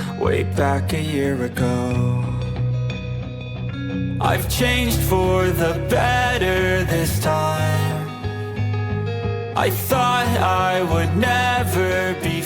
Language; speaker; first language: English; non-native, learner; Korean